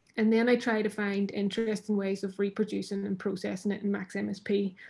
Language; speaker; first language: English; native; English